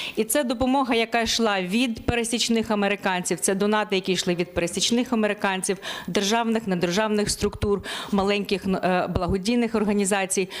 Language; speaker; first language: Ukrainian; native; Ukrainian